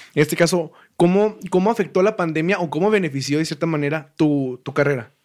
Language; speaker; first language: Spanish; native; Spanish